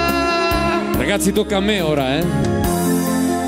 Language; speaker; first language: Italian; native; Italian